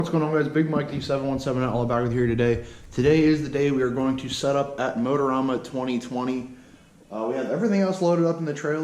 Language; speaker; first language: English; native; English